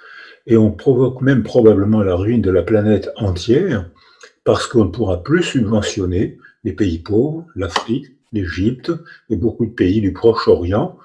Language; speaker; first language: French; native; French